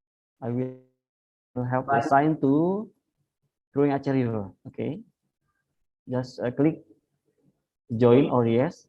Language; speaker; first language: English; non-native, fluent; Indonesian